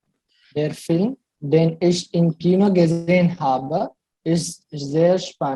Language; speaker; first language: German; non-native, learner; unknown